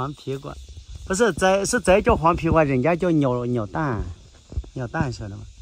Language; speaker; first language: Chinese; native; Chinese